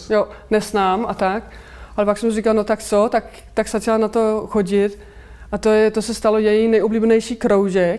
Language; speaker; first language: Czech; non-native, fluent; Danish